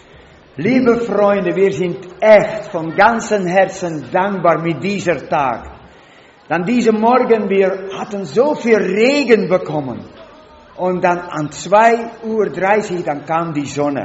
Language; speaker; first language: German; non-native, learner; Dutch